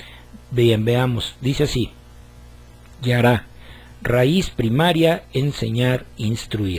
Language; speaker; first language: Spanish; native; Spanish